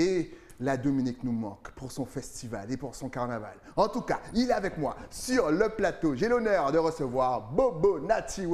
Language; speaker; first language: French; native; French